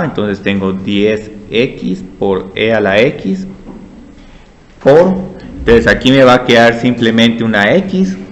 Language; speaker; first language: Spanish; native; Spanish